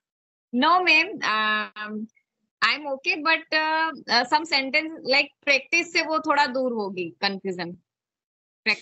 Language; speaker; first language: English; non-native, learner; Hindi